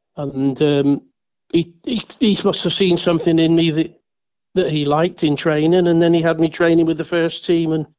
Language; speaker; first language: English; native; English